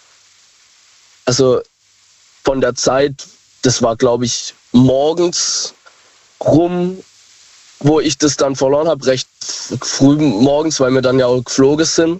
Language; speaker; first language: German; native; German